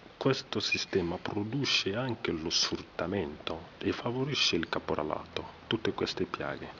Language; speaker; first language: Italian; non-native, fluent; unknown